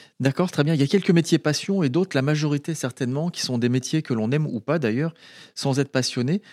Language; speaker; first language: French; native; French